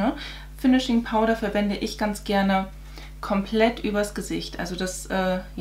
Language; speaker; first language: German; native; German